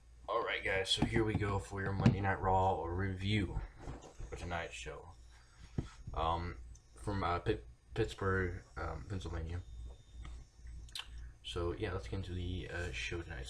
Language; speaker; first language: English; native; English